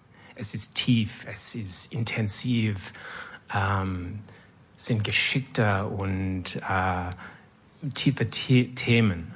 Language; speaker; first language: German; non-native, learner; French